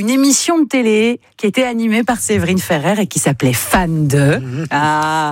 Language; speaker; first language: French; native; French